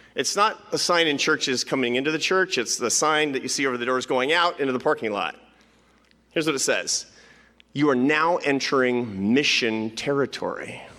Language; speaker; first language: English; native; English